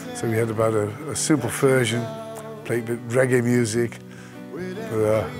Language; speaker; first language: English; non-native, fluent; Dutch